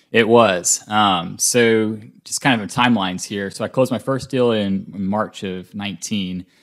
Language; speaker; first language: English; native; English